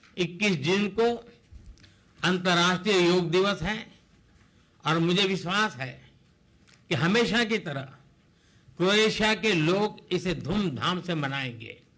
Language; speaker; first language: Hindi; non-native, local second language; Gujarati